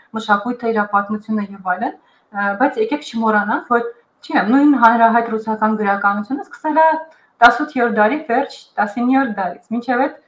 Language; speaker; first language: Armenian; early bilingual, heritage; Armenian